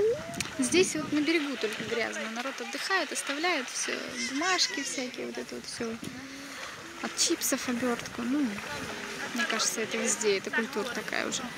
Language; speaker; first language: Russian; native; Russian